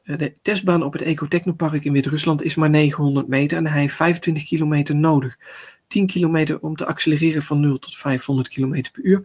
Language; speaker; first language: Dutch; native; Dutch